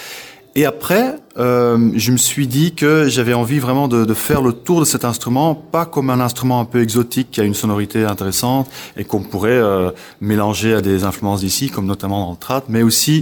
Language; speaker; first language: French; non-native, local second language; Dutch